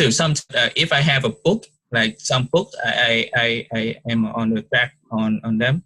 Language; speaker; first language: English; non-native, learner; Vietnamese